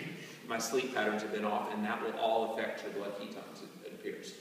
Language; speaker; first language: English; native; English